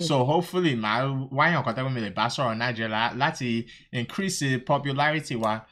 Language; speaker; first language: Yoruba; early bilingual, heritage; Yoruba